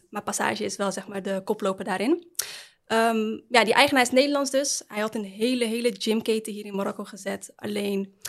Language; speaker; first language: Dutch; early bilingual, other home language; Arabic